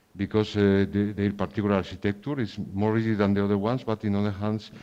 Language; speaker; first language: English; non-native, fluent; Spanish